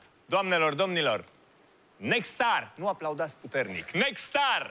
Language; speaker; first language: Romanian; native; Romanian